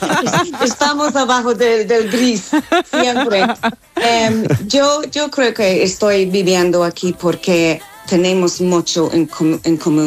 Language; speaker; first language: Spanish; non-native, fluent; English